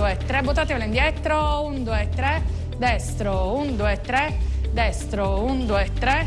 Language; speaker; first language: Italian; native; Italian